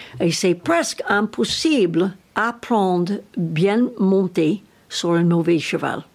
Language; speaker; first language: French; non-native, learner; English